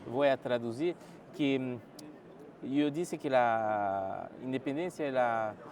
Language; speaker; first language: Spanish; non-native, learner; French